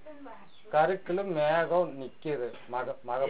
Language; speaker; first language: Tamil; non-native, local second language; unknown